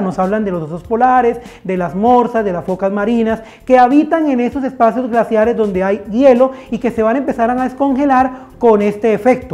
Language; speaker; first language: Spanish; native; Spanish